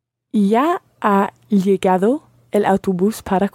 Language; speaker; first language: Spanish; non-native, learner; English